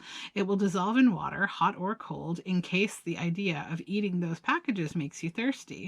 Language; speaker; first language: English; native; English